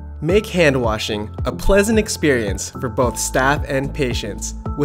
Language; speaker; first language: English; native; English